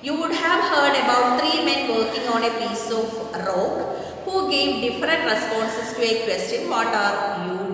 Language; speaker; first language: English; non-native, local second language; Malayalam